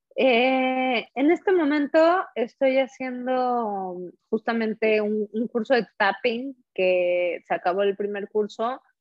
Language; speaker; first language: Spanish; native; Spanish